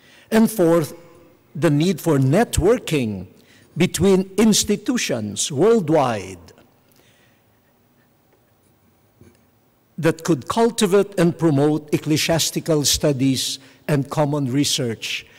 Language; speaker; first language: English; non-native, local second language; Filipino